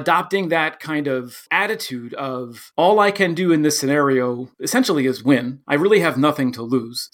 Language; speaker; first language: English; native; English